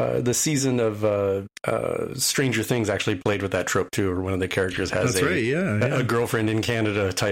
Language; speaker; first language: English; native; English